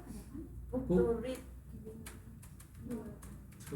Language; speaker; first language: English; non-native, fluent; Indonesian